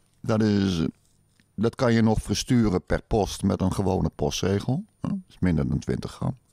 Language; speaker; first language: Dutch; native; Dutch